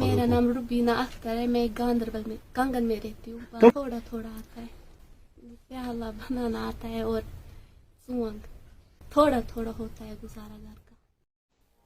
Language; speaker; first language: Hindi; non-native, local second language; Kashmiri